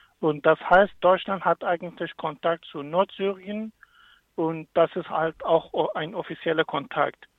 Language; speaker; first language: German; non-native, fluent; Kurdish